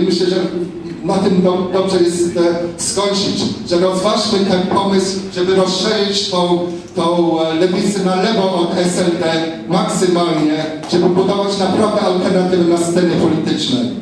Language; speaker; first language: Polish; non-native, fluent; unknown